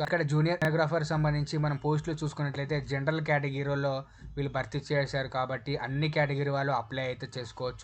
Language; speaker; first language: Telugu; native; Telugu